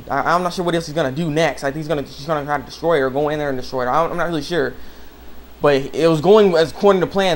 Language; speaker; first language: English; native; English